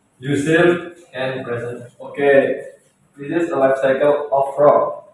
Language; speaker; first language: English; non-native, learner; Indonesian